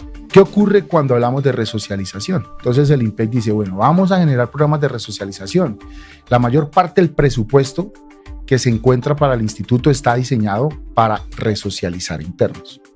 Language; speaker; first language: Spanish; native; Spanish